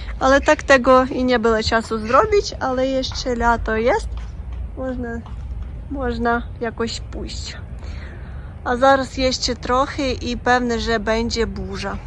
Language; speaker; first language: Polish; non-native, learner; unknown